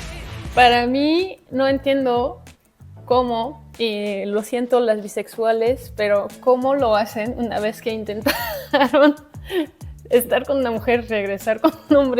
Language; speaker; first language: Spanish; non-native, fluent; French